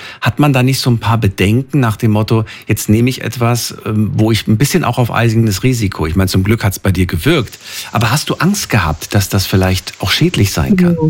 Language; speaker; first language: German; native; German